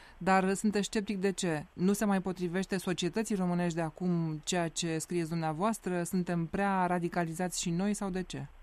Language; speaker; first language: Romanian; native; Romanian